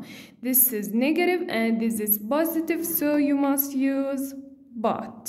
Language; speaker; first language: English; non-native, fluent; Arabic